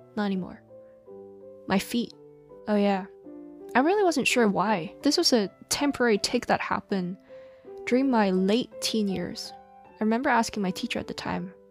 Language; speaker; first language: English; non-native, local second language; Cantonese